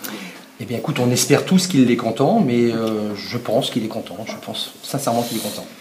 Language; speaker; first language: French; native; French